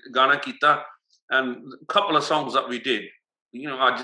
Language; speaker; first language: Punjabi; early bilingual, heritage; Punjabi